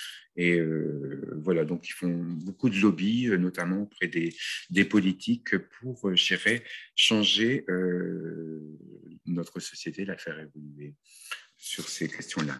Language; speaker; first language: French; native; French